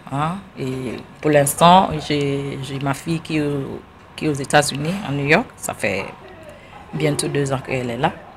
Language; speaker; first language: French; non-native, fluent; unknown